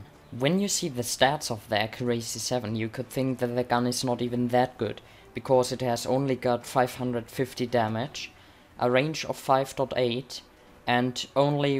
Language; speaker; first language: English; non-native, fluent; Swiss German